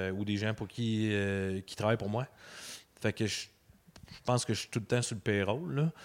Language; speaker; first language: French; native; French